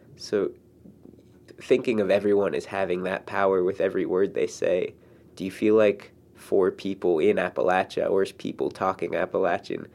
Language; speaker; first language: English; native; English